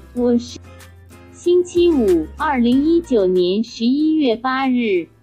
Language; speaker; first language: Chinese; non-native, fluent; Korean